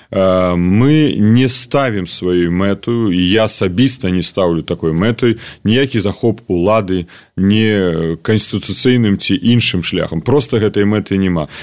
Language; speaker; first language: Belarusian; native; Belarusian